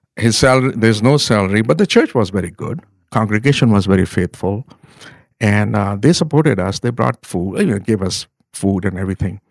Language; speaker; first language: English; non-native, local second language; Urdu